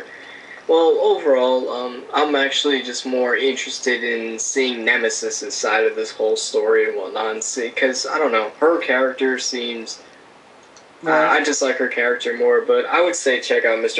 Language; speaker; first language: English; native; English